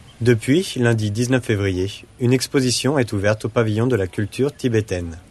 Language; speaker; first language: French; native; French